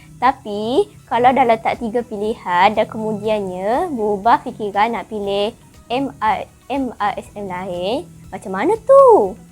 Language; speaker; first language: Malay; native; Malay